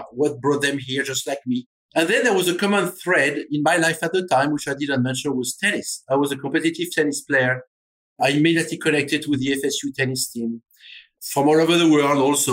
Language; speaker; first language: English; non-native, fluent; French